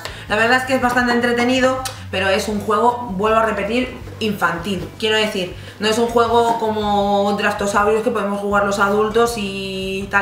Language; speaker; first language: Spanish; native; Spanish